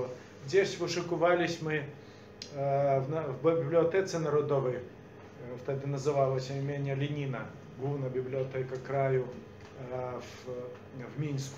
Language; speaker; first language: Polish; non-native, fluent; Belarusian